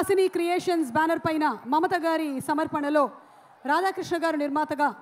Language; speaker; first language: Telugu; native; Telugu